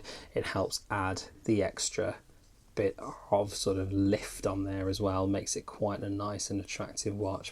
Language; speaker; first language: English; native; English